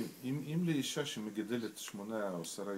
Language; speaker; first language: Hebrew; non-native, fluent; Russian